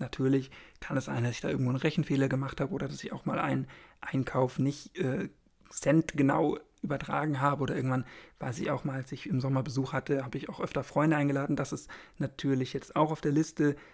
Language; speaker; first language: German; native; German